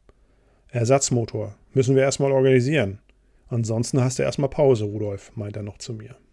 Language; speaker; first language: German; native; German